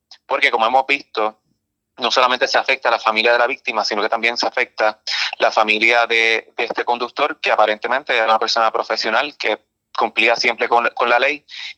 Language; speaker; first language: Spanish; native; Spanish